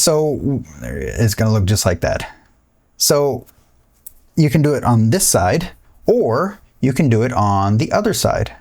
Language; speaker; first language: English; native; English